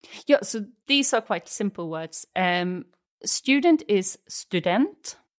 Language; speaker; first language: English; non-native, fluent; Swedish